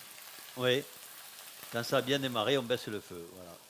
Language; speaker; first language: French; native; French